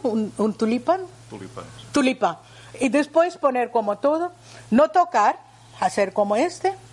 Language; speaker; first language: Spanish; non-native, learner; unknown